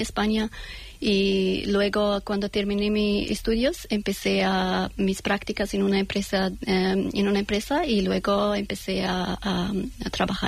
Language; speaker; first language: Spanish; non-native, learner; Persian